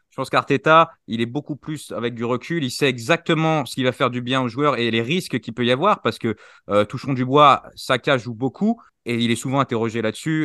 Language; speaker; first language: French; native; French